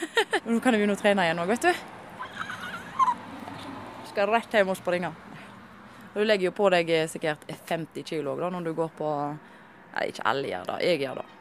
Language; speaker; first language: Norwegian; native; Norwegian